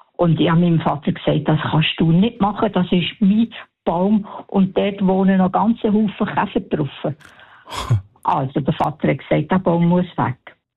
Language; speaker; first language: German; native; German